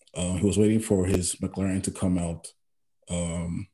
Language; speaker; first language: English; non-native, local second language; Yoruba